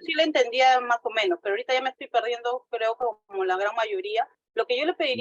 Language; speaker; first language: Spanish; native; Spanish